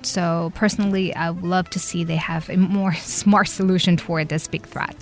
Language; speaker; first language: English; non-native, fluent; Chinese